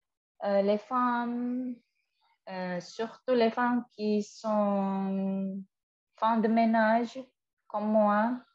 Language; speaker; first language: French; non-native, fluent; Indonesian